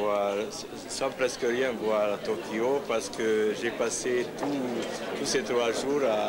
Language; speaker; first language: French; non-native, fluent; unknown